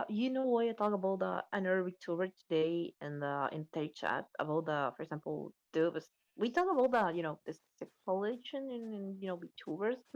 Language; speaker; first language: English; non-native, learner; Spanish